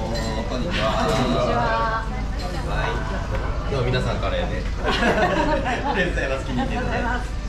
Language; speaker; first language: Japanese; native; Japanese